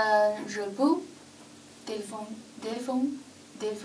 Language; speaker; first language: French; non-native, learner; Chinese